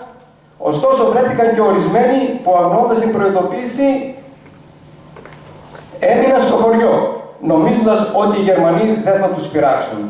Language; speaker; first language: Greek; native; Greek